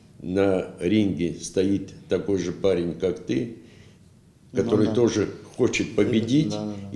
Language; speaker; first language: Russian; native; Russian